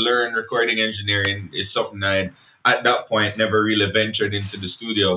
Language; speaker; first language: English; non-native, local second language; Jamaican Creole English